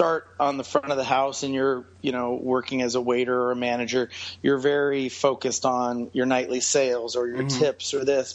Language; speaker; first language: English; native; English